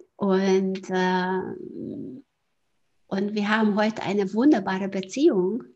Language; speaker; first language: German; non-native, fluent; Hungarian